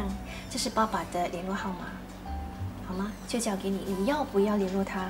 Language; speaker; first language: Chinese; native; Chinese